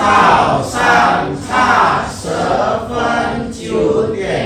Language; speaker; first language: Chinese; non-native, learner; Indonesian